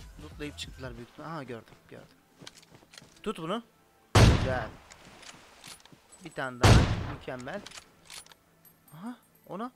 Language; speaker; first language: Turkish; native; Turkish